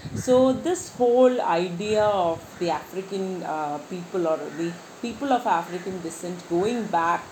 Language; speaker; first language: English; non-native, local second language; Malayalam